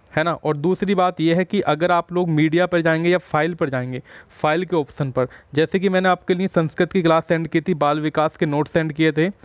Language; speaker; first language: Hindi; native; Hindi